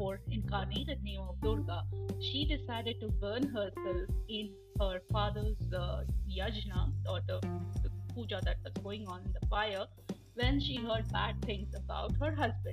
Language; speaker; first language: English; non-native, local second language; Bangla